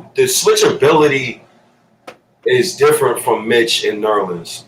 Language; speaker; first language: English; native; English